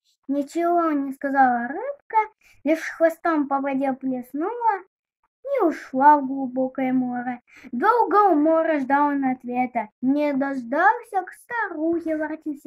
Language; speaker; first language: Russian; native; Russian